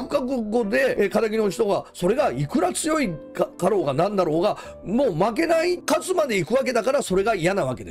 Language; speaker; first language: Japanese; native; Japanese